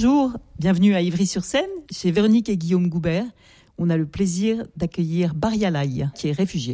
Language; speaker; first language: French; native; French